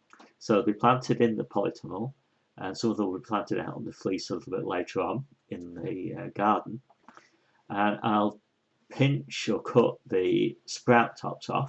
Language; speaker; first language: English; native; English